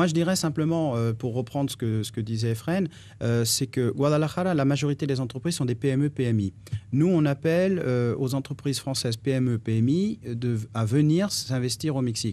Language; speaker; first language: French; native; French